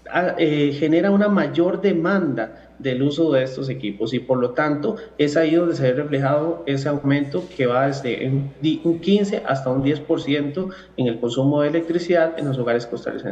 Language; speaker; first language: Spanish; native; Spanish